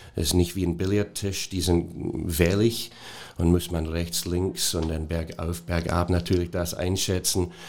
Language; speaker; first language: German; non-native, fluent; English